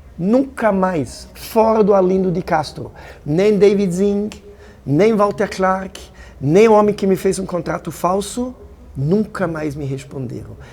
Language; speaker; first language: Portuguese; non-native, fluent; German